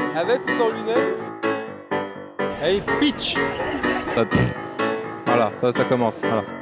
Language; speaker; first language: French; native; French